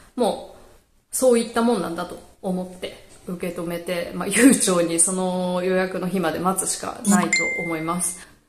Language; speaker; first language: Japanese; native; Japanese